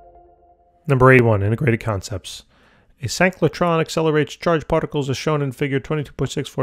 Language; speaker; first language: English; native; English